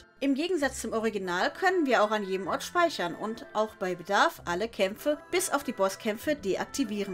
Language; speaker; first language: German; native; German